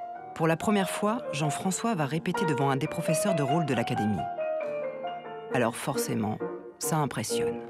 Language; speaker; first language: French; native; French